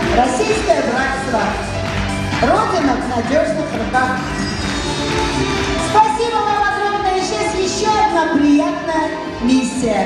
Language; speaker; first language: Russian; native; Russian